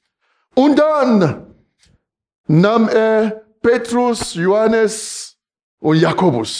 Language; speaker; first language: German; non-native, fluent; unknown